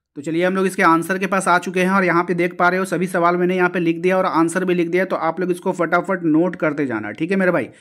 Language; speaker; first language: Hindi; native; Hindi